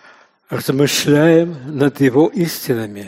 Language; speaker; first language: Russian; native; Russian